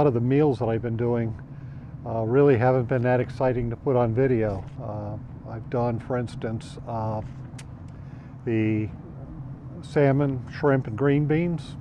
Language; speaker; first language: English; native; English